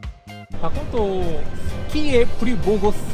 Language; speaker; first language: French; non-native, learner; Japanese